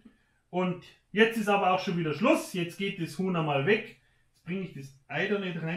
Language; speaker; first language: German; native; German